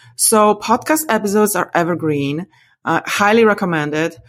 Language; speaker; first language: English; non-native, fluent; Polish